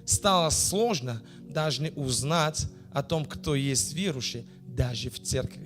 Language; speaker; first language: Russian; non-native, fluent; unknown